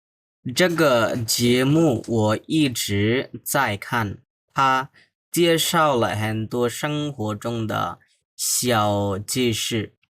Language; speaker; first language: Chinese; non-native, fluent; Bangla